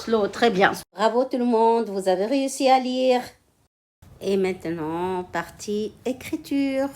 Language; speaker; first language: French; non-native, local second language; Arabic